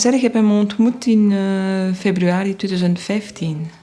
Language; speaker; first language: Dutch; non-native, fluent; French